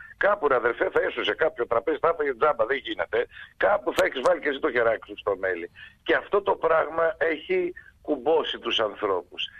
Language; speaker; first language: Greek; early bilingual, heritage; Greek